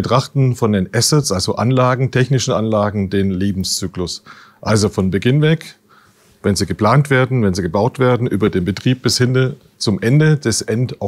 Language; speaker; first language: German; native; German